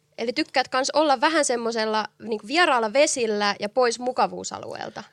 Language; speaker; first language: Finnish; native; Finnish